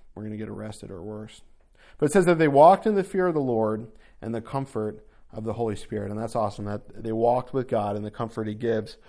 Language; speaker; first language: English; native; English